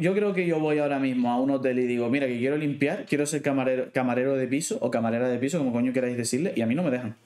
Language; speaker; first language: Spanish; native; Spanish